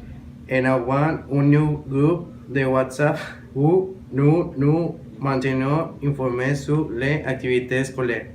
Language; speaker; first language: French; non-native, learner; Spanish